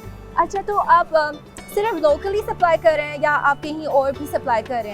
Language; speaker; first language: Hindi; non-native, fluent; Chinese